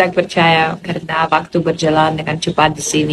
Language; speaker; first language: Indonesian; non-native, fluent; Polish